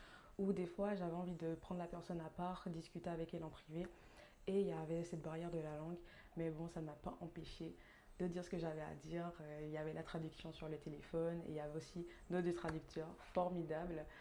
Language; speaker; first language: French; native; French